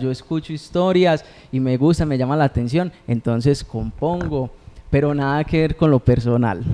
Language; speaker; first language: Spanish; native; Spanish